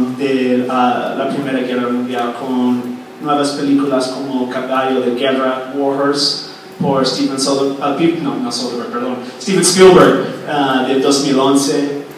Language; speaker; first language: Spanish; non-native, fluent; English